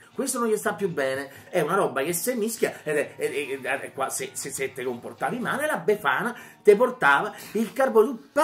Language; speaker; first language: Italian; native; Italian